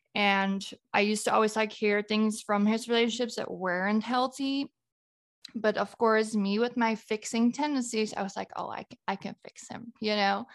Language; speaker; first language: English; non-native, fluent; Dutch